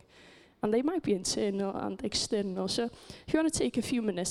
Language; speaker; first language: English; native; English